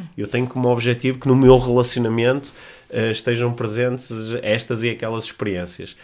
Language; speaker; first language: Portuguese; native; Portuguese